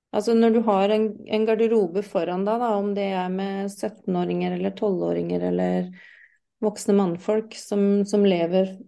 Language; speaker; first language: Norwegian; non-native, fluent; English